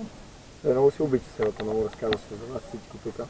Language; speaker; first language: Bulgarian; native; Bulgarian